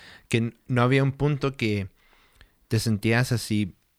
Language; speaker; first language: Spanish; early bilingual, heritage; Spanish